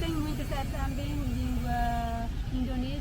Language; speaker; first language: Portuguese; non-native, learner; Tetum